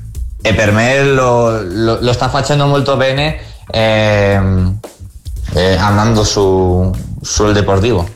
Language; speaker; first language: Italian; non-native, fluent; Spanish